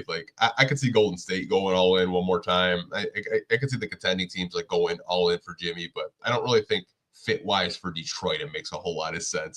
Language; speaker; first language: English; native; English